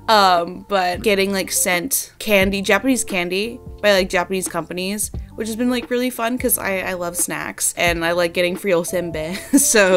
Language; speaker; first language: English; native; English